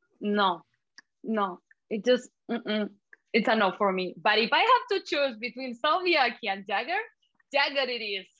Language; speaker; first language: English; non-native, fluent; Spanish